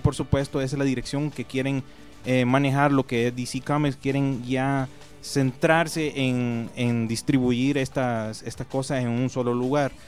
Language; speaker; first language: Spanish; native; Spanish